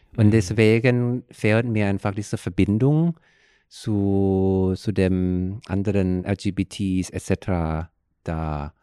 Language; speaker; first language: German; non-native, fluent; Thai